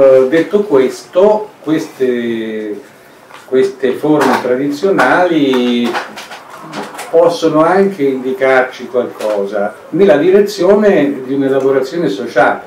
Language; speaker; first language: Italian; native; Italian